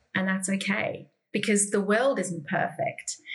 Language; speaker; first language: English; native; English